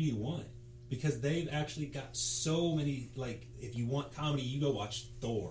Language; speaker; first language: English; native; English